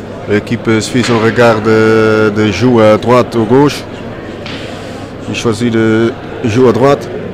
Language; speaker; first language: French; non-native, learner; Dutch